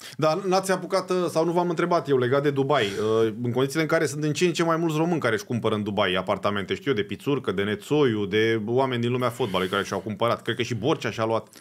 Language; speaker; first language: Romanian; native; Romanian